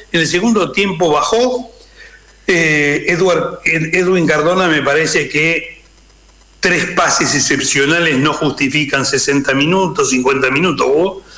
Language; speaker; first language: Spanish; native; Spanish